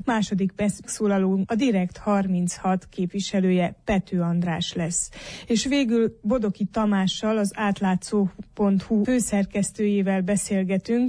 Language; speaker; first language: Hungarian; native; Hungarian